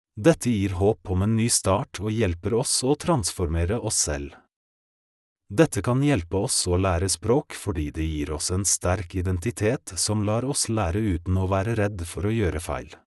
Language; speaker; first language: Norwegian; non-native, learner; Polish